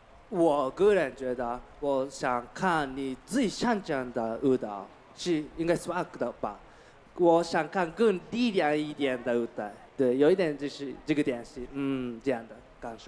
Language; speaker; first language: Chinese; non-native, learner; Japanese